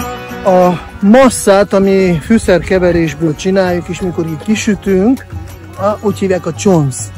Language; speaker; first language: Hungarian; non-native, fluent; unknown